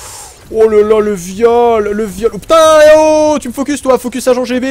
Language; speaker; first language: French; native; French